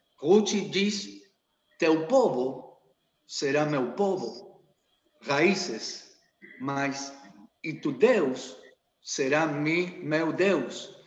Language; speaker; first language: Portuguese; non-native, learner; Spanish